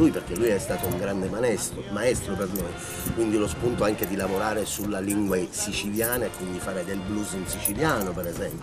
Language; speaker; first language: Italian; native; Italian